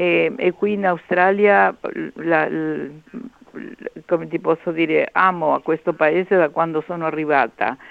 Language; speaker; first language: Italian; early bilingual, heritage; Spanish